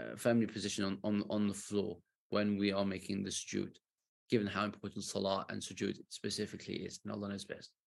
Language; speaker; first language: English; native; English